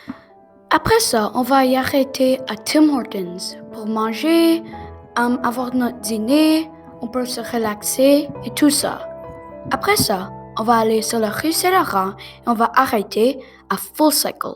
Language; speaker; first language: French; non-native, local second language; English